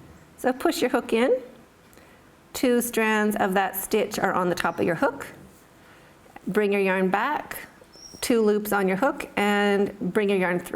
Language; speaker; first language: English; native; English